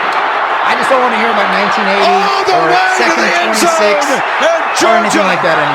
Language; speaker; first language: English; native; English